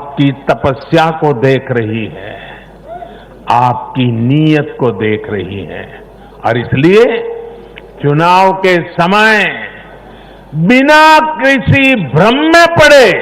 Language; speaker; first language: Hindi; non-native, local second language; Gujarati